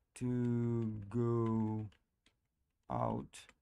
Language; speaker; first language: English; non-native, learner; Russian